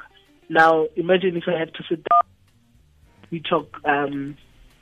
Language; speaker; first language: English; non-native, local second language; Tswana